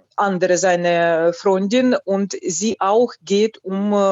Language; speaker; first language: German; non-native, learner; Ukrainian